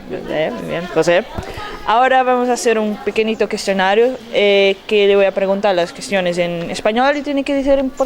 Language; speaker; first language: Spanish; non-native, learner; Portuguese